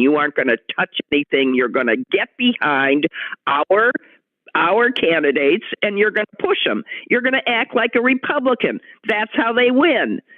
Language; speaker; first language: English; native; English